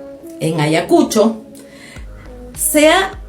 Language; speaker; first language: Spanish; native; Spanish